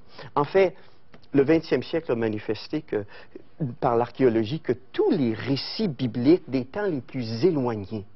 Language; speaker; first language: French; native; French